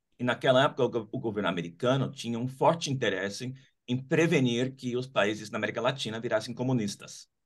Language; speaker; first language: Portuguese; non-native, fluent; English